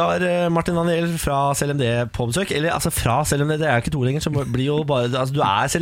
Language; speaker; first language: Norwegian; native; Norwegian